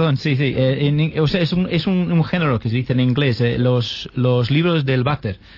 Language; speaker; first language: Spanish; non-native, fluent; English